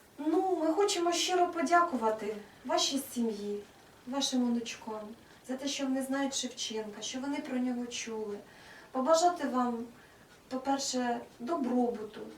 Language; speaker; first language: Ukrainian; native; Ukrainian